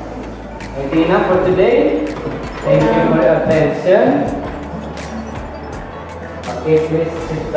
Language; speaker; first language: English; non-native, learner; Indonesian